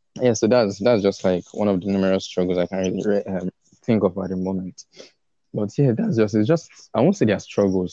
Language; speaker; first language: English; non-native, local second language; Yoruba